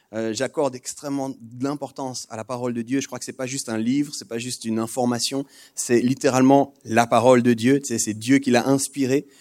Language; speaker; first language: French; native; French